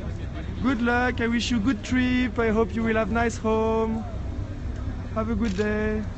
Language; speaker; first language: English; non-native, learner; French